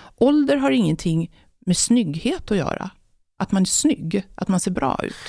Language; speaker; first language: Swedish; native; Swedish